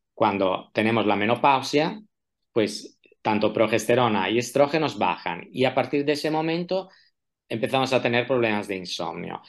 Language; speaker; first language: Spanish; non-native, fluent; Italian